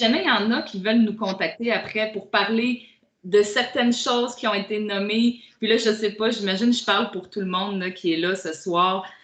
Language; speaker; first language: French; native; French